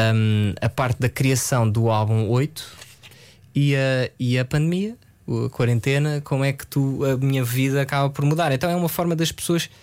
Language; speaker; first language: Portuguese; early bilingual, other home language; French